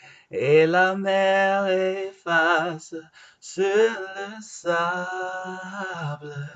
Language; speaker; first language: French; non-native, learner; English